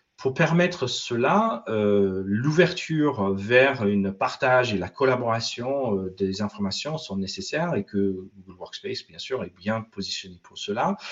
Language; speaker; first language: French; non-native, fluent; English